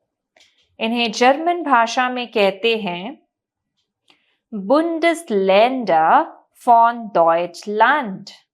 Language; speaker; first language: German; non-native, fluent; Hindi